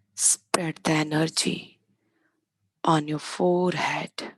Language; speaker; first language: English; non-native, local second language; Hindi